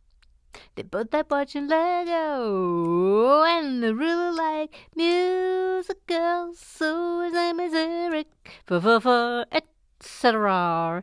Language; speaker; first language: English; native; English